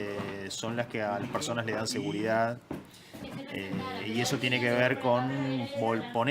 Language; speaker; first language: Spanish; native; Spanish